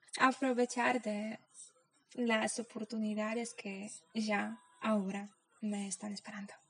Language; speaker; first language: Spanish; non-native, fluent; Polish